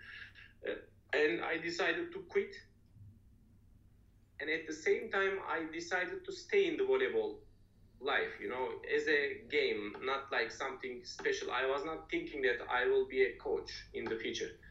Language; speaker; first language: English; non-native, fluent; Turkish